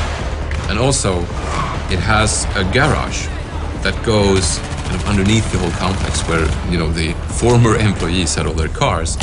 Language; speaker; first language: English; non-native, fluent; Swedish